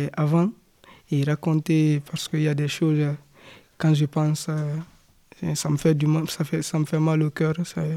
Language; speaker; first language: French; non-native, local second language; Fula